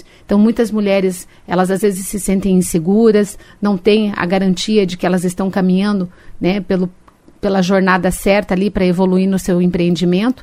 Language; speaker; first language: Portuguese; native; Portuguese